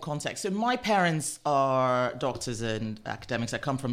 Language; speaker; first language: English; non-native, local second language; Yoruba